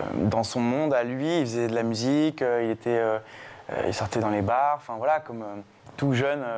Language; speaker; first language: French; native; French